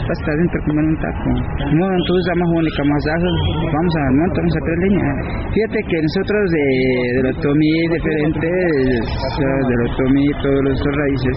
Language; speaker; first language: Spanish; non-native, local second language; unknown